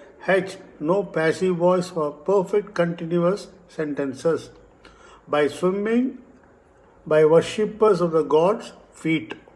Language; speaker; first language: English; non-native, local second language; Tamil